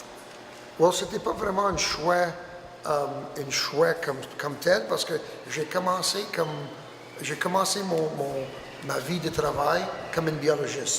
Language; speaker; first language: French; non-native, local second language; English